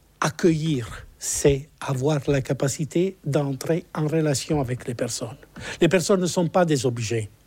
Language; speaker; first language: French; non-native, fluent; Italian